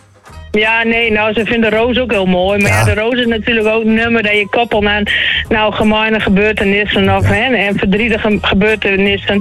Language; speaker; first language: Dutch; native; Dutch